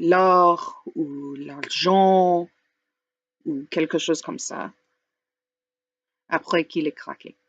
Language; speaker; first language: French; non-native, learner; English